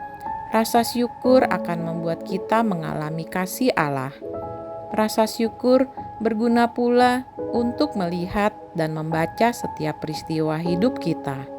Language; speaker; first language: Indonesian; native; Indonesian